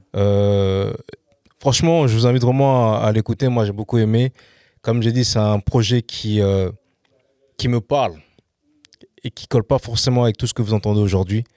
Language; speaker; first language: French; native; French